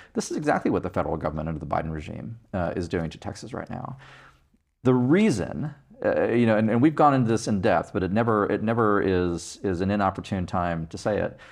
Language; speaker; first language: English; native; English